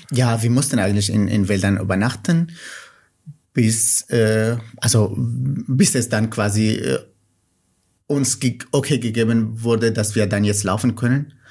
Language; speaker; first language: German; non-native, fluent; Kurdish